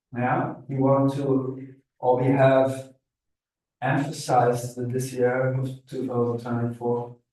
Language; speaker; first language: English; non-native, fluent; German